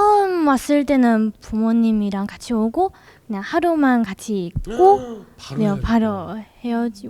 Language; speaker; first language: Korean; non-native, learner; English